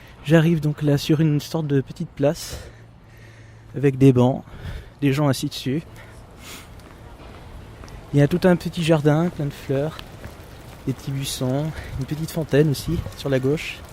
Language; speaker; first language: French; native; French